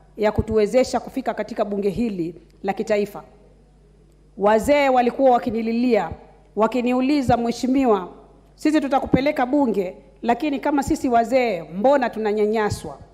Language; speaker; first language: Swahili; native; Swahili